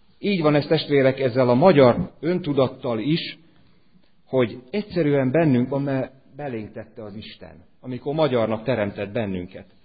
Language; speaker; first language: Hungarian; native; Hungarian